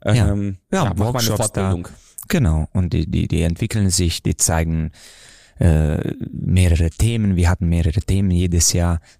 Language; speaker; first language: German; non-native, fluent; Romanian